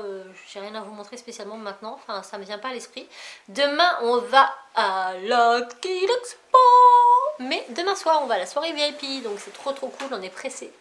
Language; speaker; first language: French; native; French